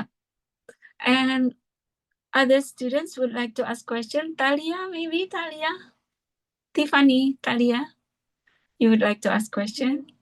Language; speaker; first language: English; non-native, fluent; Indonesian